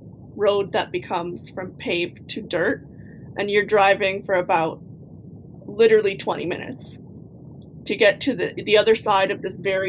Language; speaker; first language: English; native; English